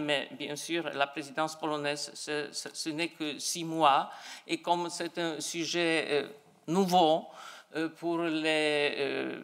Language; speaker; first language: French; non-native, fluent; Polish